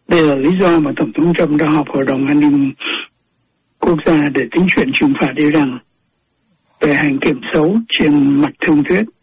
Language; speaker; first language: Vietnamese; native; Vietnamese